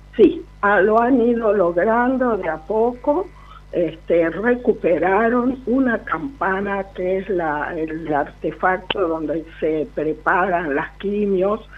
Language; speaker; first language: Spanish; native; Spanish